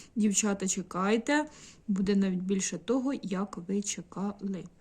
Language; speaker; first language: Ukrainian; non-native, local second language; Russian